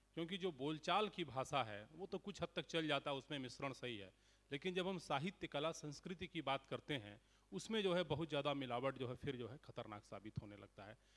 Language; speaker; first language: Hindi; native; Hindi